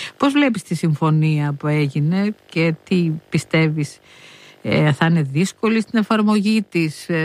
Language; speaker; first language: Greek; native; Greek